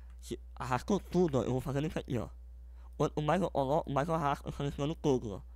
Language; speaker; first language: Portuguese; native; Portuguese